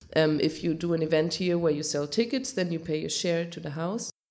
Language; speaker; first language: English; non-native, fluent; German